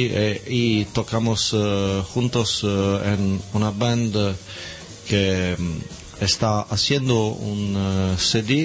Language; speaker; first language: Spanish; non-native, learner; Italian